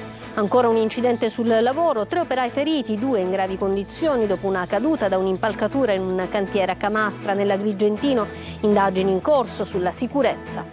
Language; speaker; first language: Italian; native; Italian